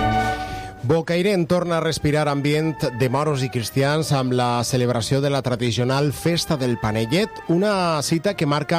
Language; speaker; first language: Catalan; native; Catalan